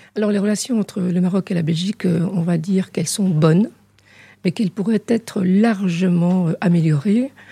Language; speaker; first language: French; early bilingual, other home language; Arabic